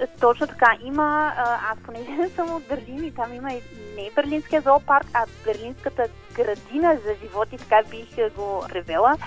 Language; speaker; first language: Bulgarian; non-native, fluent; German